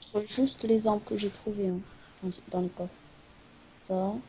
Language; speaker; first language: French; native; French